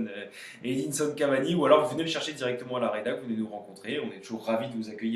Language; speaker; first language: French; native; French